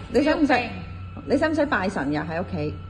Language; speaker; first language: Cantonese; native; Cantonese